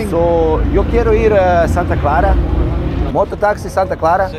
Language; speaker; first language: Spanish; non-native, learner; Serbian